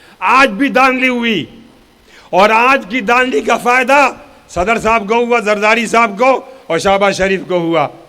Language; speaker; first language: Urdu; non-native, local second language; Pashto